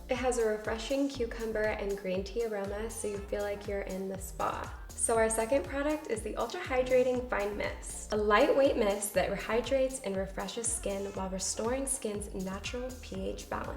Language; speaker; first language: English; native; English